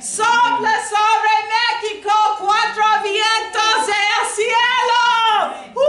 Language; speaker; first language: Spanish; non-native, learner; English